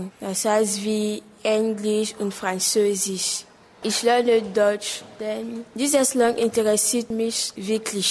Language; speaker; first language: German; non-native, learner; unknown